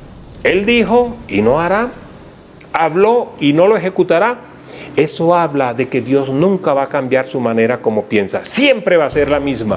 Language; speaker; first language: Spanish; native; Spanish